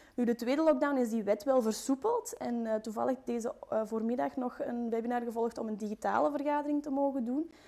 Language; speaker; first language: Dutch; native; Dutch